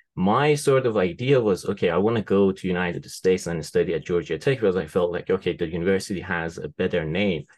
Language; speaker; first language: English; non-native, fluent; Persian